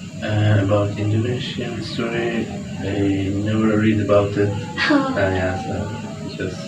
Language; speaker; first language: English; non-native, fluent; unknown